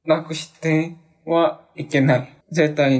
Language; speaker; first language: Japanese; non-native, learner; Korean